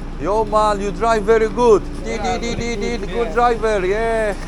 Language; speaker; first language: English; non-native, learner; Polish